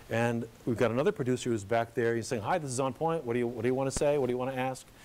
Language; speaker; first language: English; native; English